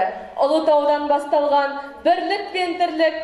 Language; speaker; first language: Kazakh; native; Kazakh